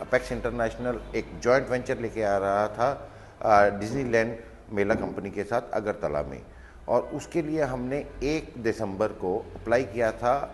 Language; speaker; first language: Hindi; native; Hindi